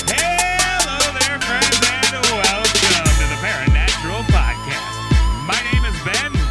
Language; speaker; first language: English; native; English